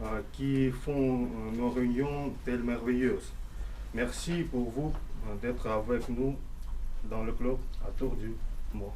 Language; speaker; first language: French; non-native, learner; Russian